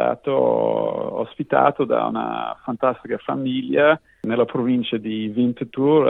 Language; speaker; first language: Italian; non-native, fluent; English